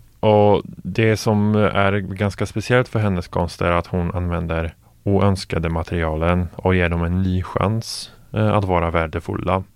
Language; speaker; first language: Swedish; non-native, fluent; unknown